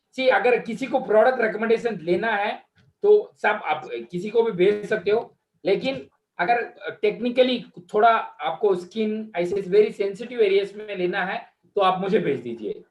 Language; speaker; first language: Hindi; non-native, local second language; Kannada